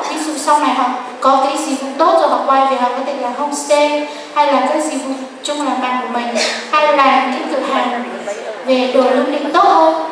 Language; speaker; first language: Vietnamese; non-native, local second language; Hmong